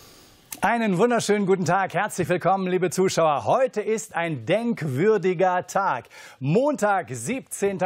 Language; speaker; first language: German; native; German